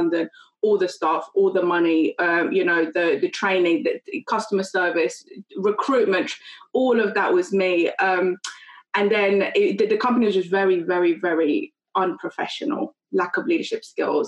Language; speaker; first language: English; native; English